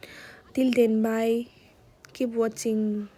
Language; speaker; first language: Hindi; non-native, local second language; Kok Borok